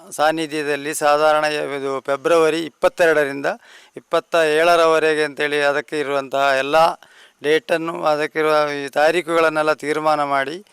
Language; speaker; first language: Kannada; native; Kannada